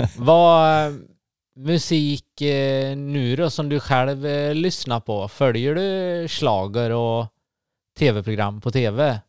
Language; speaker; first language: Swedish; native; Swedish